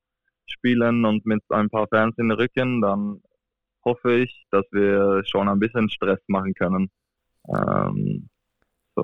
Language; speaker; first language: German; non-native, fluent; Swedish